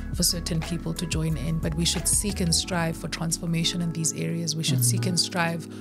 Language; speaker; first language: English; non-native, local second language; Zulu